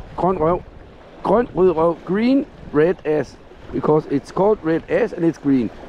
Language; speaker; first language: English; non-native, fluent; Danish